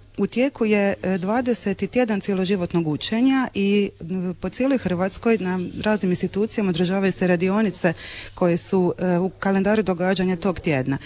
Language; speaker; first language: Croatian; native; Croatian